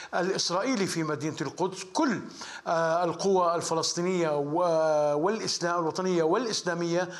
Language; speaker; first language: Arabic; native; Arabic